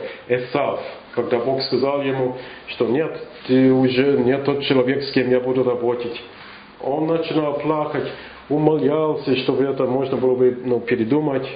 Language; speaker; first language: Russian; non-native, learner; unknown